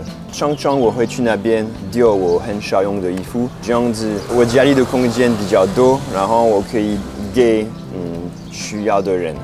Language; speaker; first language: Chinese; non-native, fluent; French